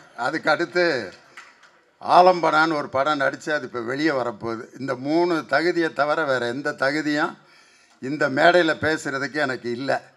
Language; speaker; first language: Tamil; native; Tamil